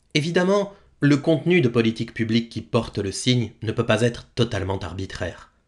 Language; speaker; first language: French; native; French